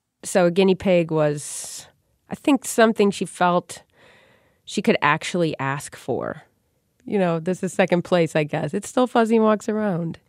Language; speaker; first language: English; native; English